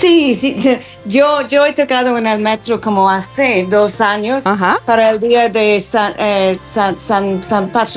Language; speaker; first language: Spanish; non-native, fluent; English